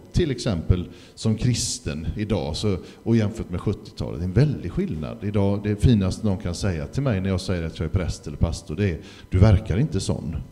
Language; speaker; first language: Swedish; native; Swedish